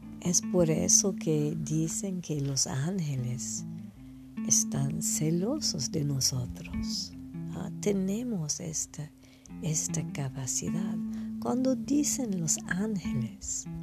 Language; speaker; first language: Spanish; non-native, fluent; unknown